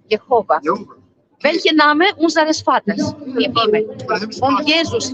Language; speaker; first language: German; non-native, fluent; Greek